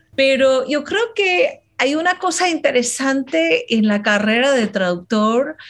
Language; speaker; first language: Spanish; non-native, fluent; English